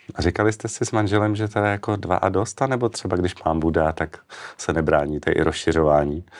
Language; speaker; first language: Czech; native; Czech